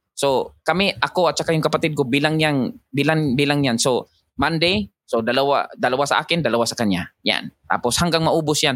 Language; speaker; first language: Filipino; non-native, local second language; Cebuano